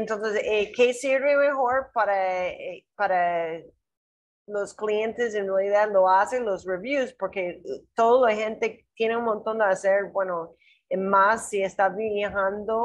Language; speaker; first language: Spanish; non-native, learner; English